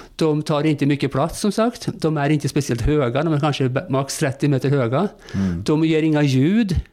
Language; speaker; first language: Swedish; non-native, fluent; Norwegian